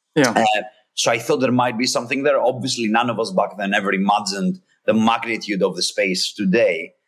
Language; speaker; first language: English; non-native, fluent; Greek